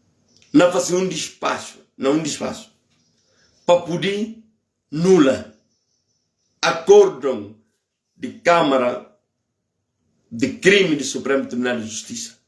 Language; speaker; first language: Portuguese; non-native, local second language; Upper Guinea Crioulo